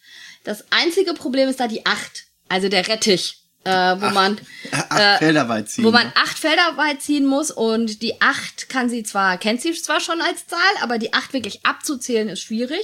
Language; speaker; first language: German; native; German